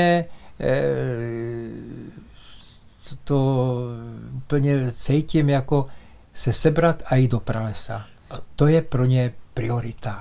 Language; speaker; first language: Czech; native; Czech